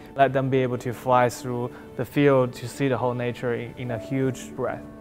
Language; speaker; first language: English; non-native, fluent; Chinese